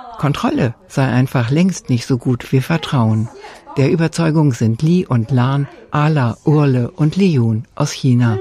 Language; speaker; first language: German; native; German